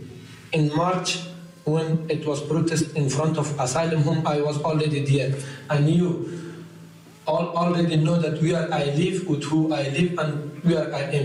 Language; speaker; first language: English; non-native, learner; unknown